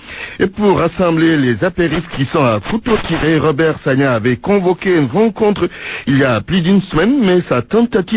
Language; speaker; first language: French; non-native, local second language; Wolof